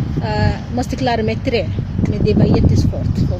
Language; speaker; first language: Swedish; non-native, learner; Arabic